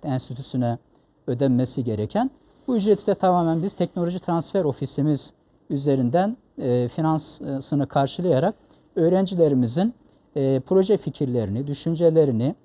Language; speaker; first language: Turkish; native; Turkish